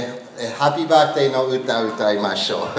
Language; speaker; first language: Japanese; non-native, learner; English